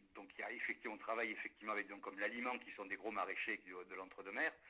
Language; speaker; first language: French; native; French